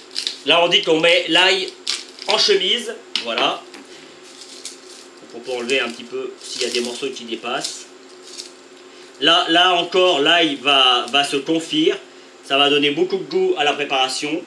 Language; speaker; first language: French; native; French